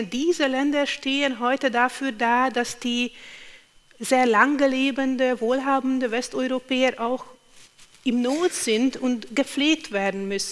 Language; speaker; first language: German; non-native, fluent; Hungarian